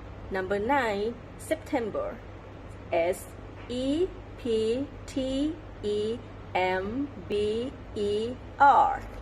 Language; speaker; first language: English; non-native, learner; Thai